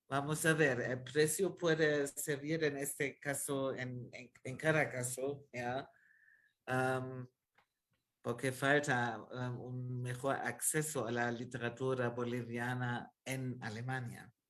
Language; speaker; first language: Spanish; non-native, fluent; German